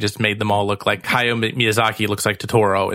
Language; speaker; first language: English; native; English